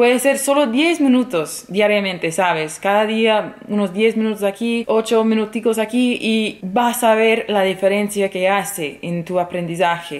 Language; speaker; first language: Spanish; non-native, fluent; English